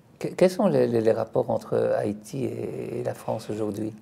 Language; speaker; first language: French; native; French